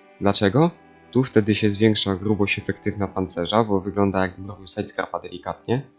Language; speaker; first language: Polish; native; Polish